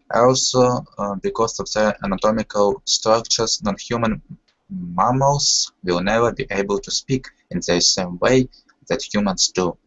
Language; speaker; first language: English; non-native, learner; Russian